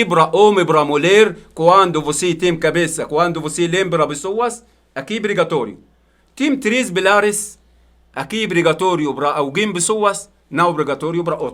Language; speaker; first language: Portuguese; non-native, learner; Arabic